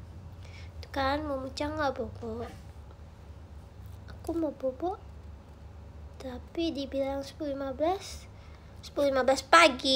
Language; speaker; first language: Indonesian; native; Indonesian